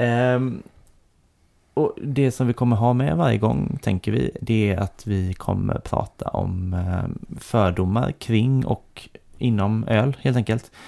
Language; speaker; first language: Swedish; native; Swedish